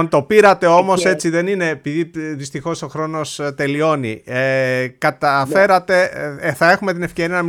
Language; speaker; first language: Greek; native; Greek